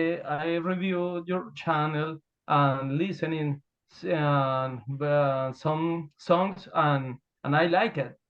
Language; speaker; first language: English; non-native, learner; Spanish